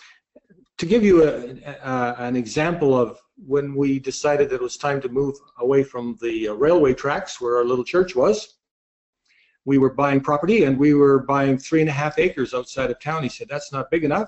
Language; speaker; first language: English; native; English